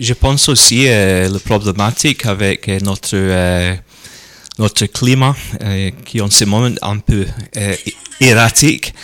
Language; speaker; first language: French; non-native, learner; English